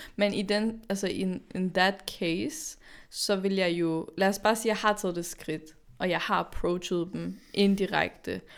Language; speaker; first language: Danish; early bilingual, other home language; Arabic